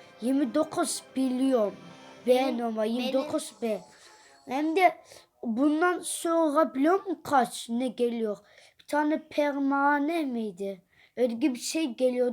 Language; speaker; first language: Turkish; early bilingual, heritage; Dutch